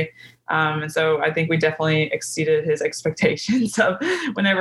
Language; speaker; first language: English; native; English